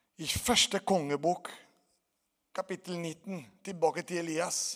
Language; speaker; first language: Norwegian; non-native, fluent; Portuguese